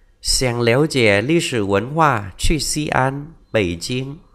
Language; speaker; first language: Chinese; non-native, fluent; Vietnamese